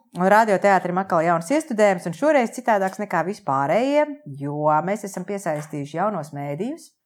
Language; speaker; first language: Latvian; native; Latvian